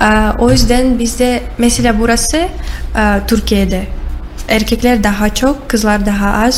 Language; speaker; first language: Turkish; non-native, learner; Russian